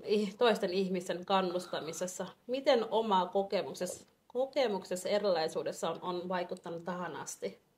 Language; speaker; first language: Finnish; non-native, fluent; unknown